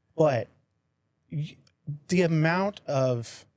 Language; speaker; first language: English; native; English